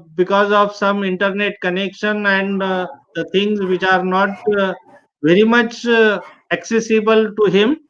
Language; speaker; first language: English; non-native, local second language; Hindi